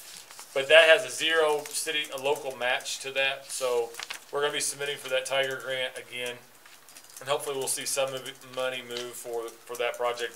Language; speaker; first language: English; native; English